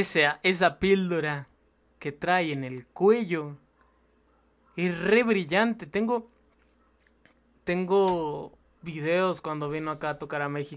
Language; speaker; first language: Spanish; native; Spanish